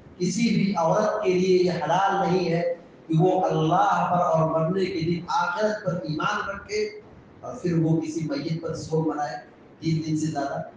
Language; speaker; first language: Urdu; native; Urdu